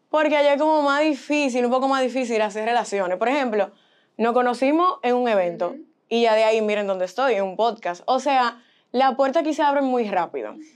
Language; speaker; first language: Spanish; early bilingual, heritage; Spanish